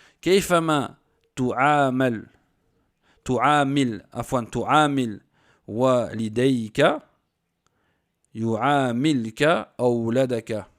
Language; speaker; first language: Arabic; non-native, fluent; French